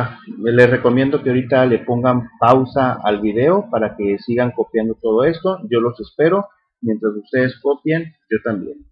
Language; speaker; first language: Spanish; native; Spanish